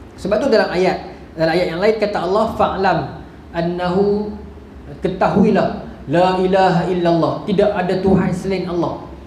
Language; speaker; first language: Malay; native; Malay